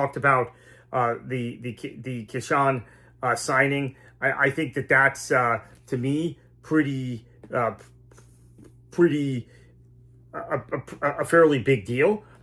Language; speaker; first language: English; native; English